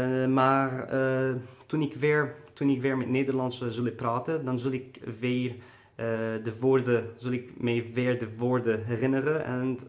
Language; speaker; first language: Dutch; non-native, learner; Arabic